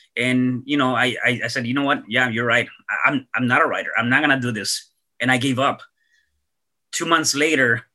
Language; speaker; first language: English; early bilingual, other home language; Spanish